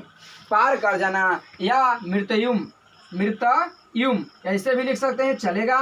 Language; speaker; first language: Hindi; native; Hindi